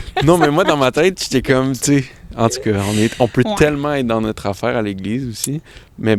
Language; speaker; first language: French; native; French